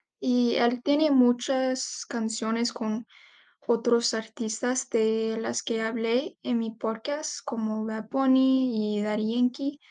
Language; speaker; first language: Spanish; non-native, learner; English